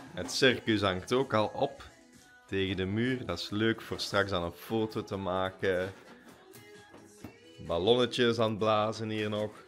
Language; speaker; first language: Dutch; native; Dutch